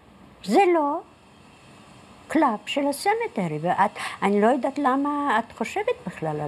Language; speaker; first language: Hebrew; non-native, fluent; Polish